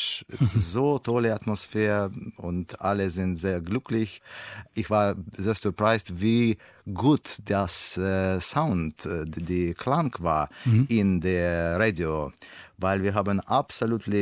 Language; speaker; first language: German; non-native, learner; Russian